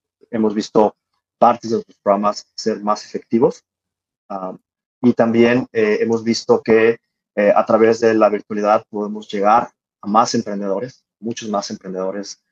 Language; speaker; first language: Spanish; native; Spanish